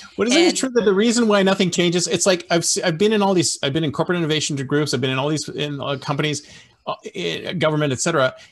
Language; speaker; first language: English; native; English